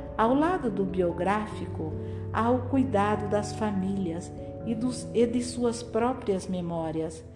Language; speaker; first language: Portuguese; non-native, fluent; French